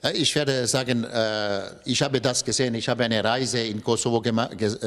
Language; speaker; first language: German; non-native, local second language; French